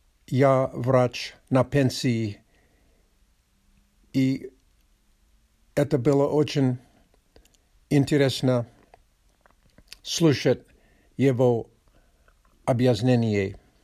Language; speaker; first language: Russian; non-native, learner; English